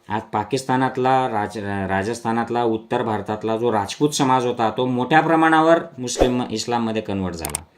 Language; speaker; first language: Marathi; non-native, local second language; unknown